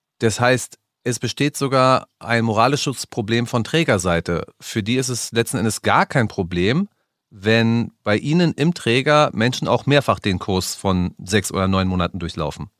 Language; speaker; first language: German; native; German